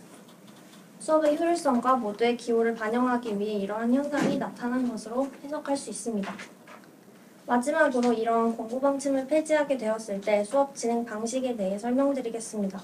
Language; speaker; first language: Korean; native; Korean